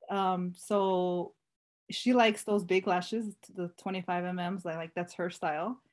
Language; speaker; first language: English; native; English